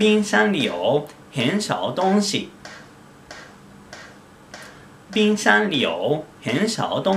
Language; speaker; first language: Chinese; non-native, fluent; Japanese